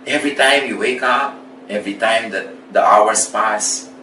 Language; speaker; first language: English; non-native, local second language; Filipino